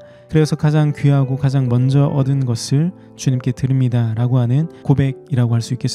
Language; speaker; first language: Korean; native; Korean